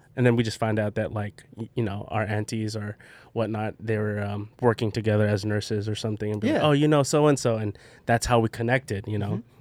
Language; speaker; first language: English; early bilingual, other home language; Filipino